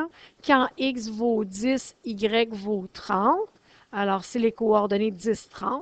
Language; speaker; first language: French; native; French